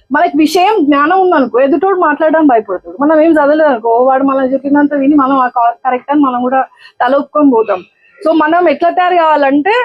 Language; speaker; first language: Telugu; native; Telugu